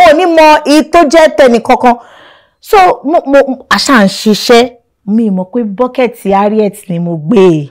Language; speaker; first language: Yoruba; non-native, local second language; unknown